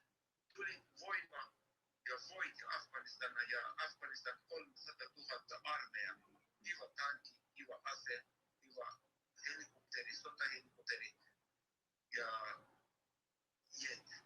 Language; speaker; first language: Finnish; non-native, learner; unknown